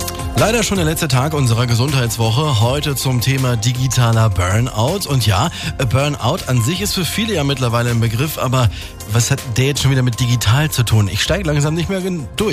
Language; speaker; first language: German; native; German